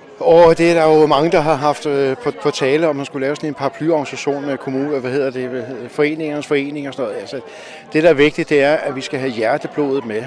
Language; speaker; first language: Danish; native; Danish